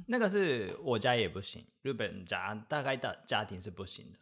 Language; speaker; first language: Chinese; non-native, fluent; Japanese